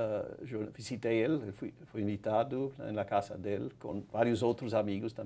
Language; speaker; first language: Spanish; non-native, fluent; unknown